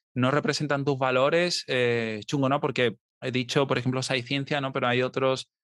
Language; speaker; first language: Spanish; native; Spanish